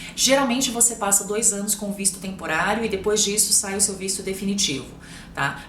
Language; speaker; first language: Portuguese; native; Portuguese